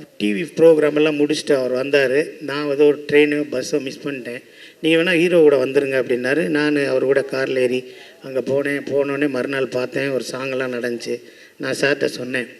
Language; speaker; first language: Tamil; native; Tamil